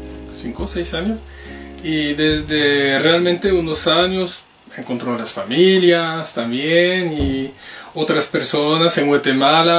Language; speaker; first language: Spanish; non-native, fluent; French